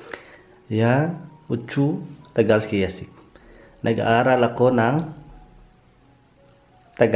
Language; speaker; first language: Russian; non-native, learner; Filipino